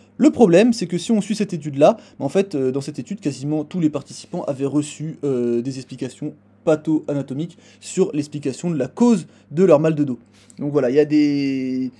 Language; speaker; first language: French; native; French